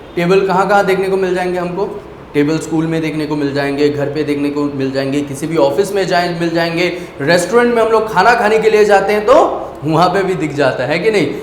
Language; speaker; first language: Hindi; native; Hindi